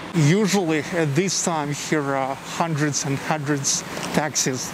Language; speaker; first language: English; non-native, fluent; Russian